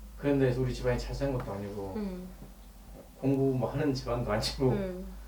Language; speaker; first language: Korean; native; Korean